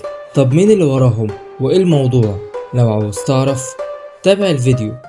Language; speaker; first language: Arabic; native; Arabic